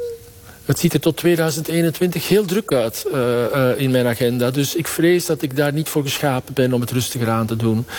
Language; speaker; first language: Dutch; native; Dutch